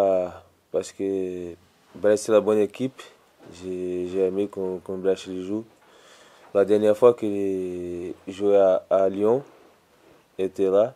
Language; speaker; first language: French; non-native, learner; Portuguese